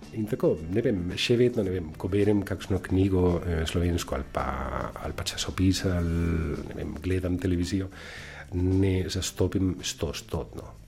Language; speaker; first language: Slovenian; non-native, fluent; Spanish